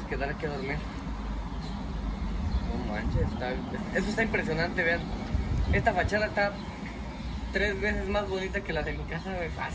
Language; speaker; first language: Spanish; native; Spanish